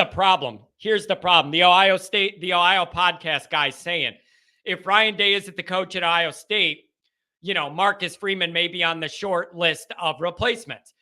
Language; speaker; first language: English; native; English